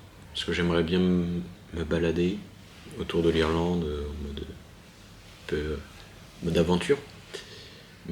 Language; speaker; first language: French; native; French